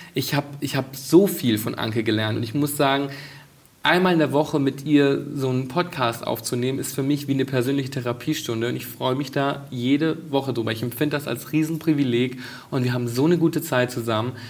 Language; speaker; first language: German; native; German